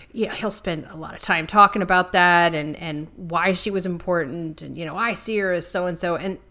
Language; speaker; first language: English; native; English